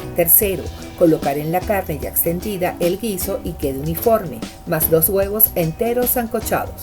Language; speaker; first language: Spanish; native; Spanish